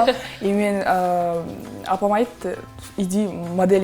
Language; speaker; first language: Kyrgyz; non-native, local second language; Russian